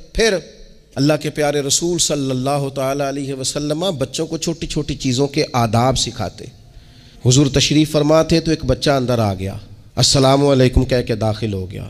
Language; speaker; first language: Urdu; non-native, local second language; Punjabi